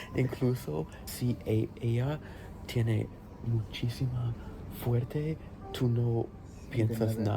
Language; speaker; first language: Spanish; non-native, learner; English